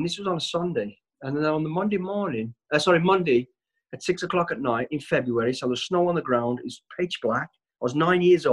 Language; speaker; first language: English; native; English